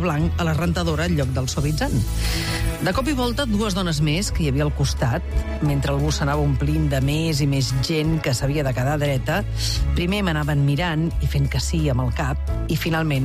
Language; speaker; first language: Catalan; native; Catalan